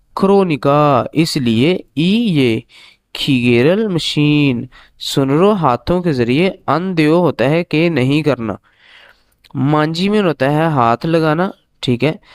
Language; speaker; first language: Urdu; native; Urdu